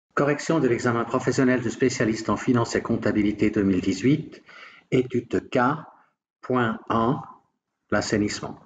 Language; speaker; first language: French; native; French